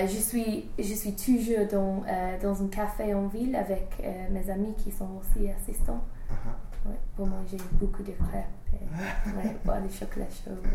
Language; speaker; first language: French; non-native, fluent; English